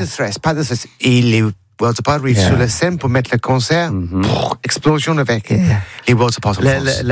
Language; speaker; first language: French; non-native, learner; English